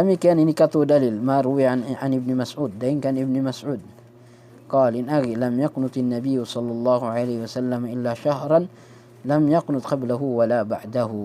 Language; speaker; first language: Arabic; non-native, fluent; Tausug